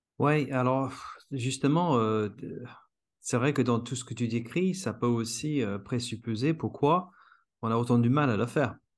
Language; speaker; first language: French; non-native, fluent; English